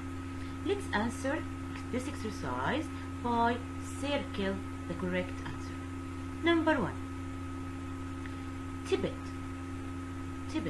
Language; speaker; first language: English; non-native, fluent; Arabic